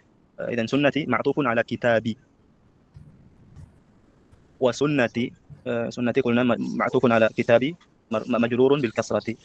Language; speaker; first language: Arabic; non-native, fluent; Indonesian